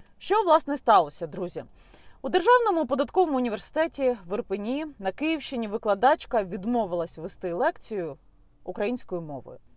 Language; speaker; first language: Ukrainian; non-native, local second language; Russian